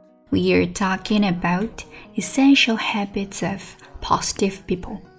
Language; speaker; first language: English; non-native, fluent; Chinese